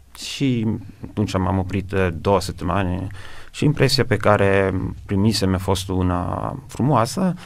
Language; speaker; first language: Romanian; non-native, fluent; Italian